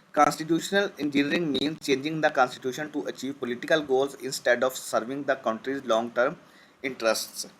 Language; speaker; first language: English; non-native, local second language; Urdu